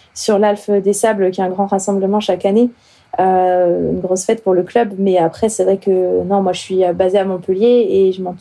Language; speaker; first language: French; native; French